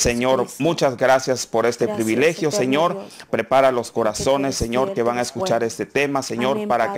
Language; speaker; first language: Spanish; native; Spanish